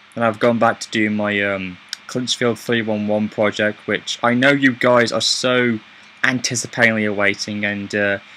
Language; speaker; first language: English; native; English